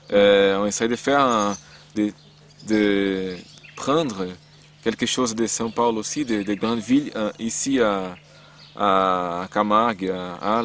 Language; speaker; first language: French; non-native, learner; Portuguese